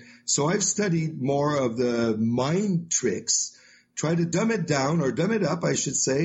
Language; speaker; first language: English; non-native, fluent; French